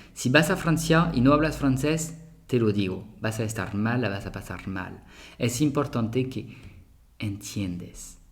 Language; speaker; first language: Spanish; non-native, fluent; French